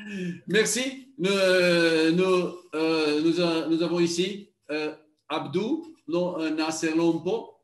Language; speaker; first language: French; non-native, learner; Portuguese